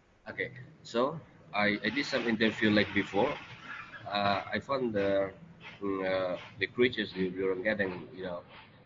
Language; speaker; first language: English; non-native, learner; Indonesian